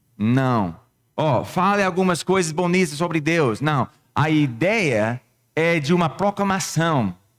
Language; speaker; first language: Portuguese; non-native, fluent; English